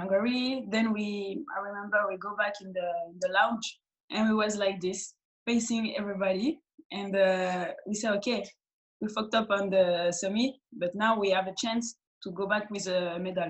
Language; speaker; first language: English; non-native, fluent; French